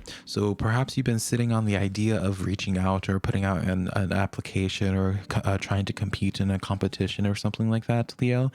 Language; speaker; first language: English; native; English